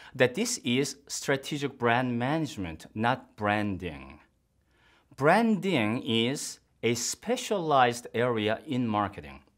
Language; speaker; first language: English; non-native, fluent; Korean